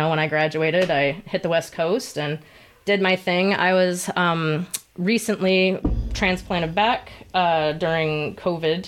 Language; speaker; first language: English; native; English